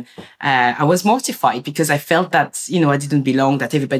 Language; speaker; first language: English; non-native, fluent; French